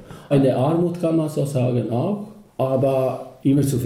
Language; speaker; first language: German; non-native, learner; Albanian